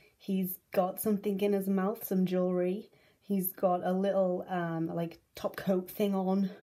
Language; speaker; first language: English; native; English